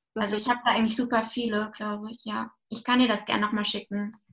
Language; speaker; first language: German; native; German